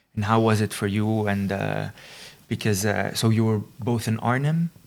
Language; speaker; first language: English; non-native, fluent; Arabic